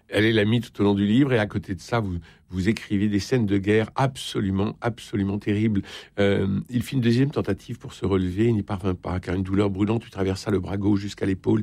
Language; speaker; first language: French; native; French